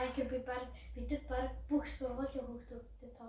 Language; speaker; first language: Mongolian; early bilingual, heritage; Mongolian